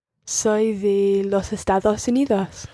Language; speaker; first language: Spanish; non-native, learner; English